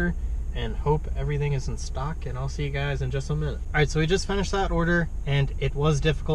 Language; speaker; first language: English; native; English